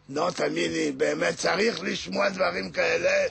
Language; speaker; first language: Hebrew; non-native, learner; French